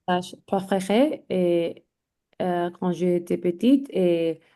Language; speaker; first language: French; non-native, learner; English